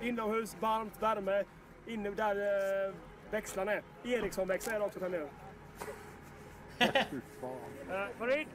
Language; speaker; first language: Swedish; native; Swedish